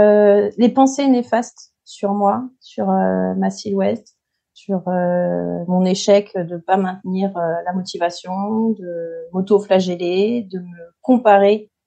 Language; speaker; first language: French; native; French